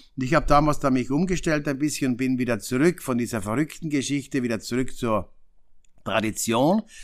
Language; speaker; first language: German; native; German